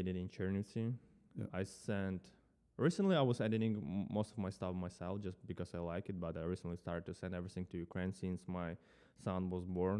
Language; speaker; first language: English; non-native, fluent; Ukrainian